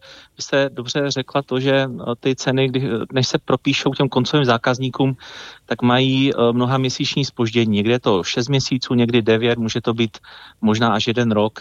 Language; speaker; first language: Czech; native; Czech